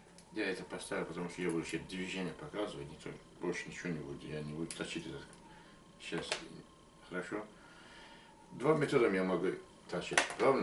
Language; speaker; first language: Russian; non-native, learner; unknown